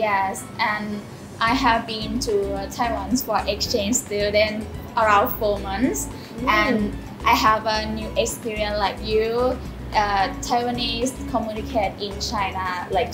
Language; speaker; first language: English; non-native, learner; Thai